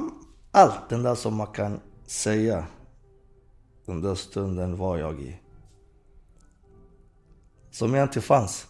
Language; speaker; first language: Swedish; non-native, fluent; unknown